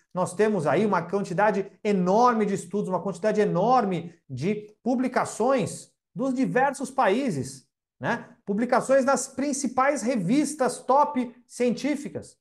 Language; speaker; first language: Portuguese; native; Portuguese